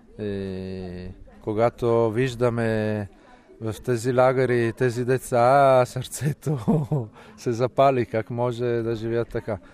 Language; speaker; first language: Bulgarian; non-native, fluent; Italian